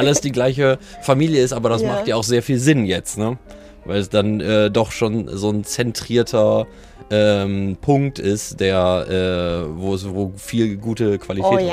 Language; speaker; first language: German; native; German